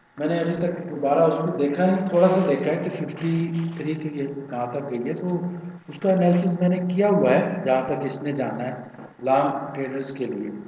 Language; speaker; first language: Urdu; non-native, local second language; Punjabi